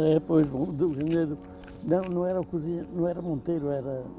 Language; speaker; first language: Portuguese; native; Portuguese